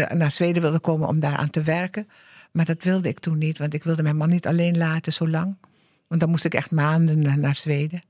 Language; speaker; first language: Dutch; early bilingual, heritage; Dutch